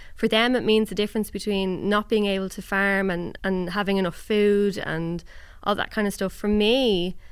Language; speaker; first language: English; native; English